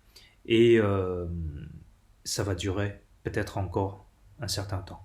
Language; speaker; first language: French; non-native, fluent; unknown